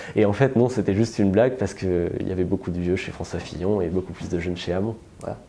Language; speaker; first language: French; native; French